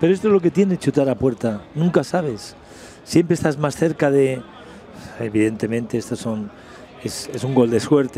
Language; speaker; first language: Spanish; native; Spanish